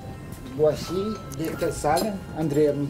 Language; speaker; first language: French; non-native, learner; Japanese